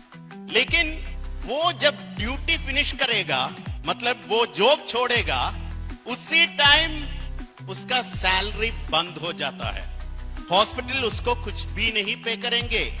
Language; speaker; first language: Hindi; non-native, fluent; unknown